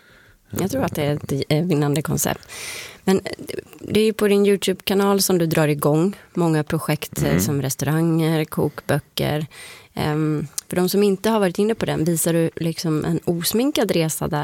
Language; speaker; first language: Swedish; native; Swedish